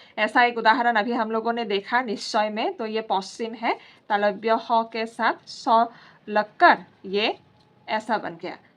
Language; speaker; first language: Hindi; non-native, local second language; Assamese